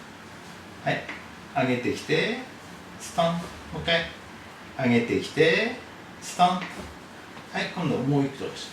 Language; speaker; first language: Japanese; native; Japanese